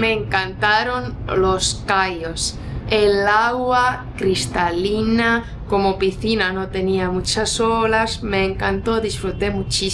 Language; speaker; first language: Spanish; non-native, fluent; Estonian